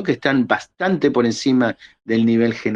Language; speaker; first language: Spanish; native; Spanish